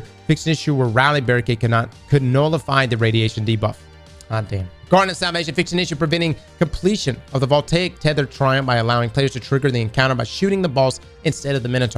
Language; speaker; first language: English; native; English